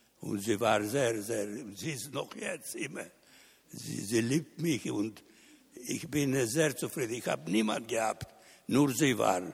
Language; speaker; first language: German; non-native, learner; Italian